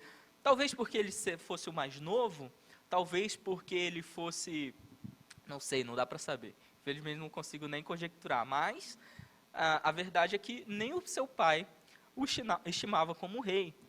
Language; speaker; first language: Portuguese; native; Portuguese